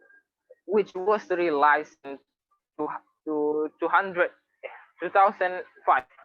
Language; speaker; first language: English; non-native, local second language; Indonesian